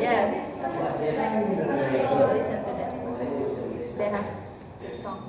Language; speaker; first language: English; non-native, learner; Indonesian